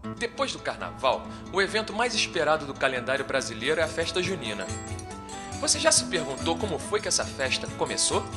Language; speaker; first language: Portuguese; native; Portuguese